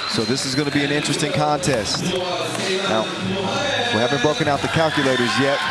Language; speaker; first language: English; native; English